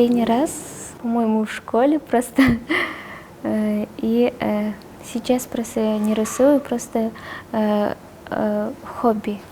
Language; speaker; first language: Russian; non-native, local second language; Kazakh